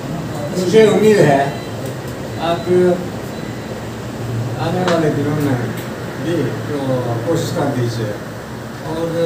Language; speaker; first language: Hindi; non-native, learner; Japanese